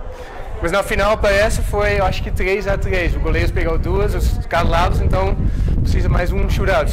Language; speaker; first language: Portuguese; non-native, learner; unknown